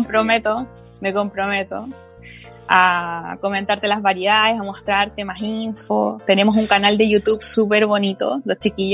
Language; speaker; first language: Spanish; native; Spanish